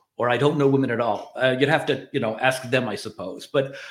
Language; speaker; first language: English; native; English